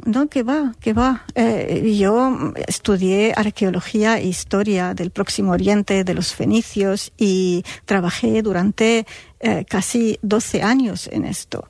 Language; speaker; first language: Spanish; non-native, fluent; Arabic